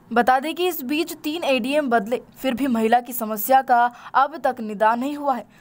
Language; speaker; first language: Hindi; native; Hindi